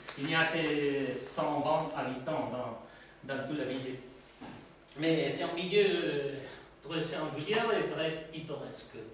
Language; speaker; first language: French; non-native, learner; Spanish